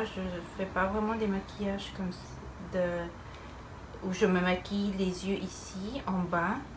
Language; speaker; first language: French; non-native, fluent; Spanish